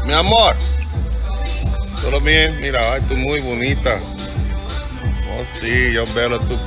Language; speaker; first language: Spanish; non-native, learner; English